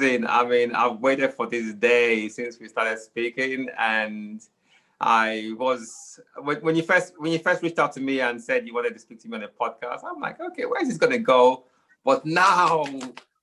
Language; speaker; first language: English; non-native, local second language; Igbo